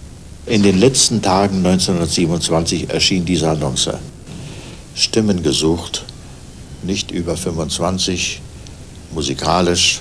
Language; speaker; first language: German; native; German